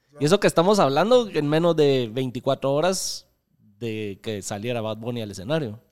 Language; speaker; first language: Spanish; native; Spanish